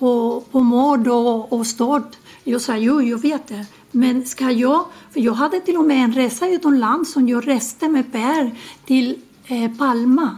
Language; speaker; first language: Swedish; non-native, learner; Spanish